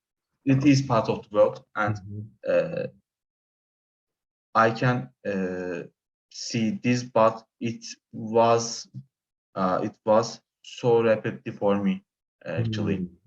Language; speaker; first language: English; non-native, learner; Turkish